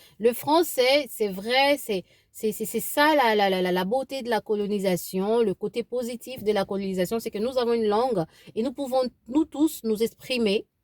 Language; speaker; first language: French; non-native, local second language; Lingala